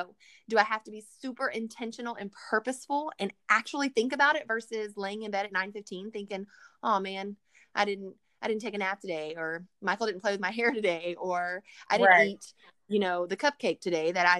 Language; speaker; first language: English; native; English